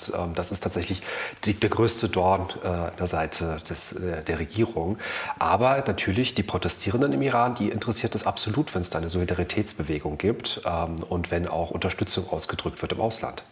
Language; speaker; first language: German; native; German